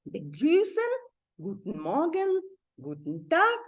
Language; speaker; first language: German; non-native, fluent; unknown